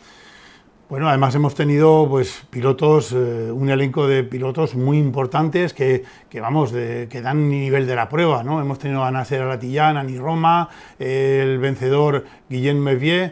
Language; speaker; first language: Spanish; native; Spanish